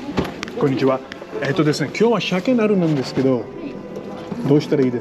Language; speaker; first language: Japanese; non-native, learner; English